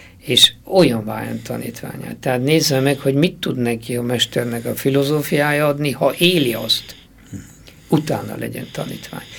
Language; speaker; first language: Hungarian; native; Hungarian